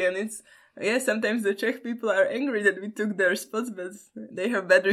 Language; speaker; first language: English; non-native, fluent; Slovak